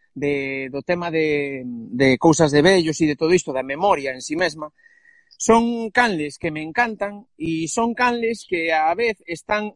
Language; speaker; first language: Galician; non-native, local second language; Spanish